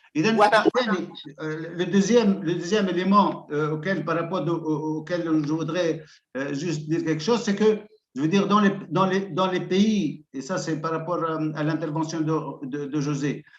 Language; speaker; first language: French; non-native, local second language; Arabic